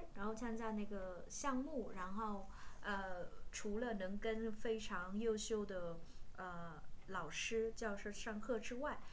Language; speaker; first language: Chinese; non-native, fluent; Vietnamese